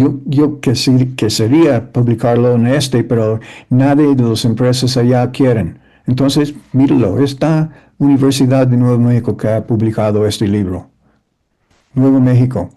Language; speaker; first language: Spanish; early bilingual, heritage; English